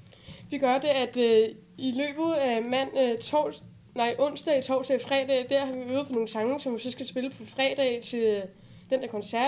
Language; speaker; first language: Danish; native; Danish